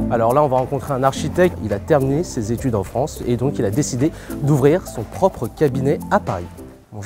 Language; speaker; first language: French; native; French